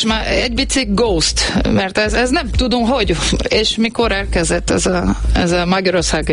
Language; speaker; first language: Hungarian; non-native, learner; Portuguese